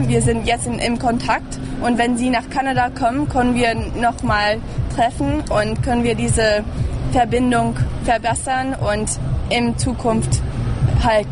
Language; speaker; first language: German; early bilingual, heritage; English